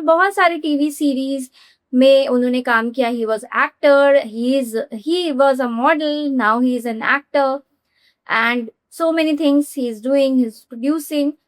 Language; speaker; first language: Hindi; native; Hindi